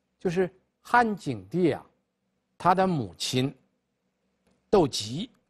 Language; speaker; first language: Chinese; native; Chinese